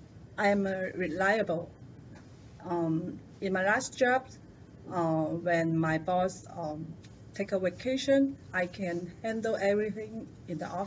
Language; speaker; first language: English; non-native, learner; Chinese